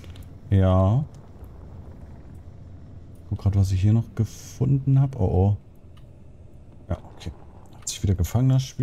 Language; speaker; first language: German; native; German